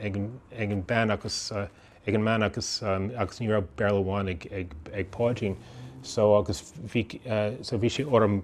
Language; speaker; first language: Irish; non-native, fluent; English